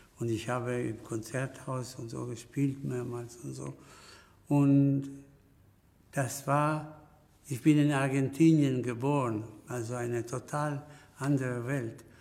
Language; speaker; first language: German; non-native, fluent; Spanish